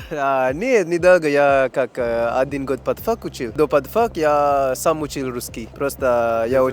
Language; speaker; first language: Russian; non-native, learner; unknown